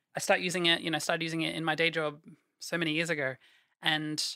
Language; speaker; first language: English; native; English